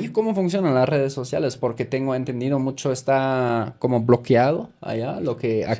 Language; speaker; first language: Spanish; native; Spanish